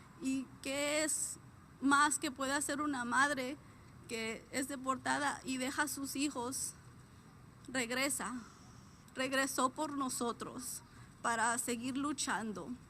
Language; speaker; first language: Spanish; early bilingual, heritage; Spanish